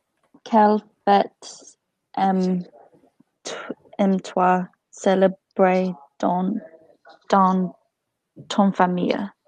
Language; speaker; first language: French; non-native, learner; English